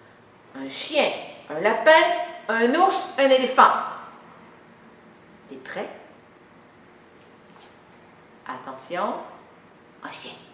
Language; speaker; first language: French; native; French